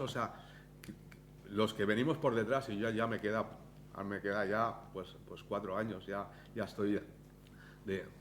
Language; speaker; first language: Spanish; native; Spanish